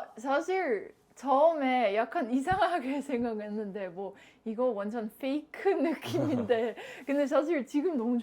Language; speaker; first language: Korean; non-native, learner; Dutch